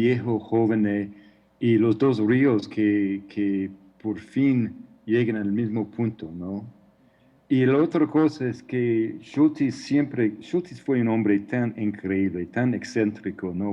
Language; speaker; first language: Spanish; non-native, fluent; English